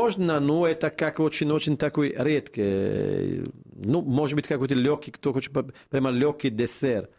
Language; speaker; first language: Russian; non-native, fluent; Italian